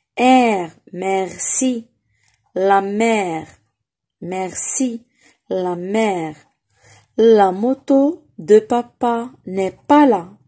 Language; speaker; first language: French; non-native, local second language; Arabic